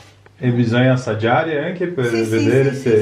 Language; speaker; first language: Italian; non-native, learner; Portuguese